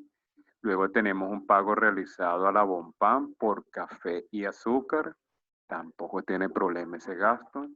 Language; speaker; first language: Spanish; native; Spanish